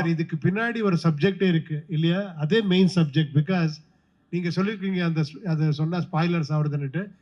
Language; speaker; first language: Tamil; non-native, fluent; Kannada